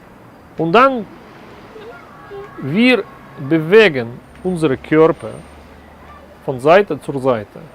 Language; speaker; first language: German; non-native, learner; Russian